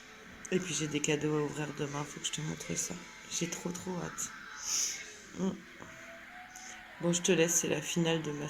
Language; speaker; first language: French; native; French